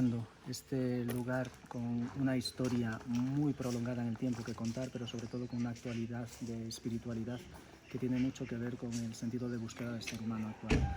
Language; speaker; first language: Spanish; native; Spanish